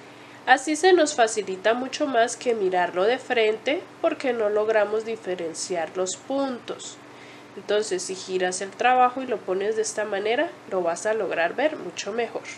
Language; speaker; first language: Spanish; native; Spanish